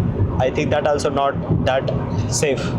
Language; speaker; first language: English; non-native, local second language; Hindi